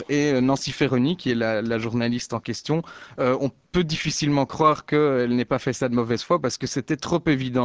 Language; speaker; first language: French; native; French